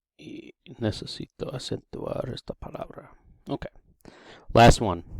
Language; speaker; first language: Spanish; non-native, fluent; English